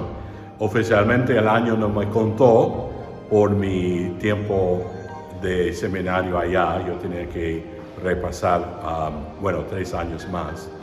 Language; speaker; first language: Spanish; non-native, fluent; English